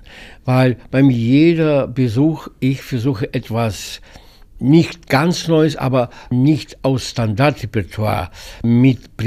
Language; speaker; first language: German; non-native, learner; Russian